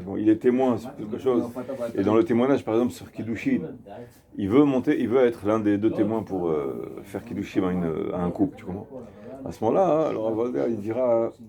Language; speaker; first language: French; native; French